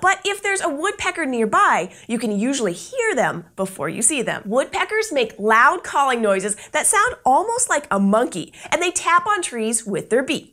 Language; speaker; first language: English; native; English